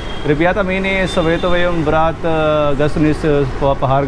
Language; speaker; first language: Russian; non-native, learner; Hindi